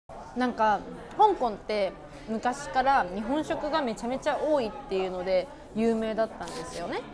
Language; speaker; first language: Japanese; native; Japanese